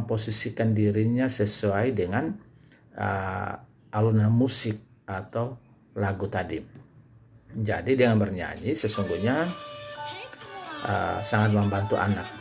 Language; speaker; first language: Indonesian; native; Indonesian